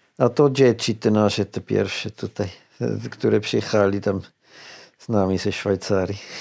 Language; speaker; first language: Polish; non-native, fluent; German